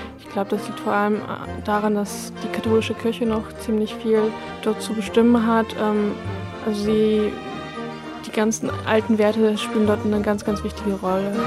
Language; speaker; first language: German; early bilingual, other home language; Polish